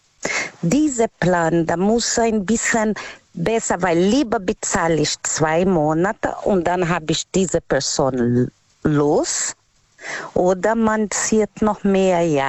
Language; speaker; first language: German; non-native, learner; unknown